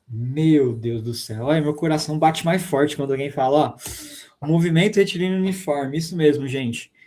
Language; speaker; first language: Portuguese; native; Portuguese